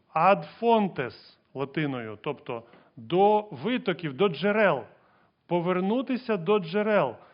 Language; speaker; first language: Ukrainian; non-native, local second language; Russian